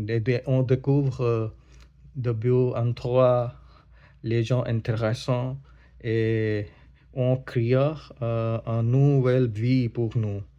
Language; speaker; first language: French; non-native, learner; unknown